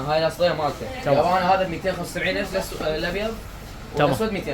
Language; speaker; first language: Arabic; native; Arabic